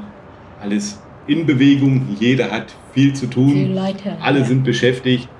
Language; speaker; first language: German; native; German